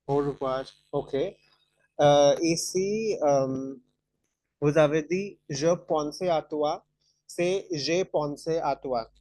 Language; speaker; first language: French; non-native, fluent; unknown